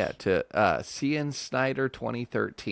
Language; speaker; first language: English; native; English